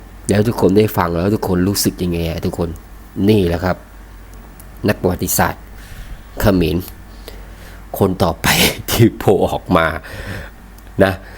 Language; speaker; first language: Thai; native; Thai